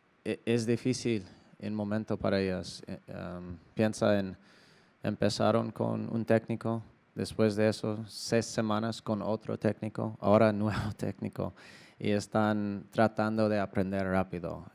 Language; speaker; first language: Spanish; non-native, learner; English